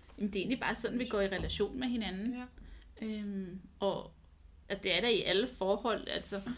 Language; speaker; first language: Danish; non-native, fluent; English